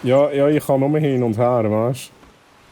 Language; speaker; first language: German; native; German